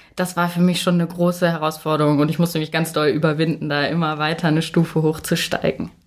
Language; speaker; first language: German; native; German